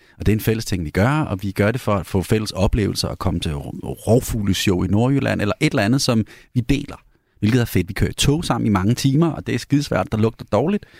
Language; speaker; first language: Danish; native; Danish